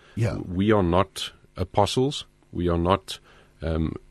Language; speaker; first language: English; native; English